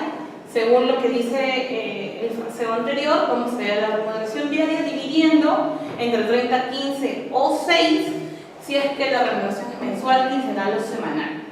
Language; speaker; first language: Spanish; native; Spanish